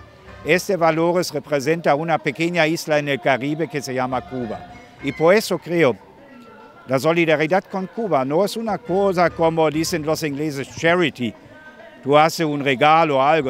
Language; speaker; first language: Spanish; non-native, fluent; German